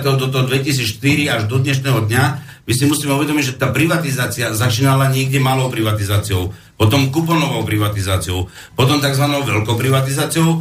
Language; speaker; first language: Slovak; non-native, fluent; Arabic